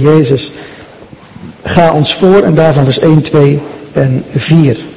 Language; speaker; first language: Dutch; native; Dutch